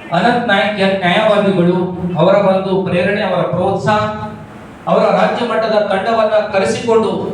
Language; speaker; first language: Kannada; non-native, local second language; Lambadi